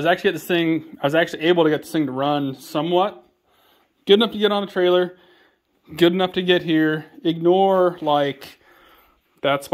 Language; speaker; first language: English; native; English